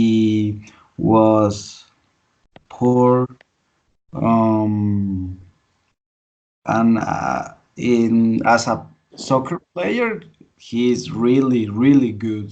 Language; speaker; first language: English; non-native, learner; Spanish